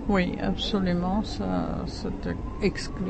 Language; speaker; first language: French; non-native, fluent; Czech